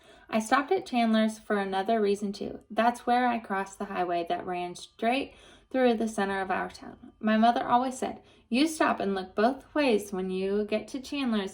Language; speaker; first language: English; native; English